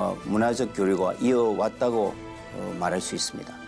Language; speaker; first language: Korean; native; Korean